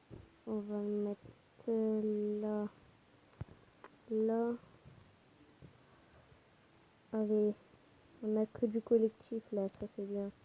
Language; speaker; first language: French; native; French